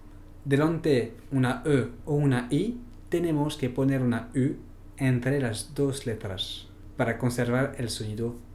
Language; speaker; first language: Spanish; non-native, fluent; French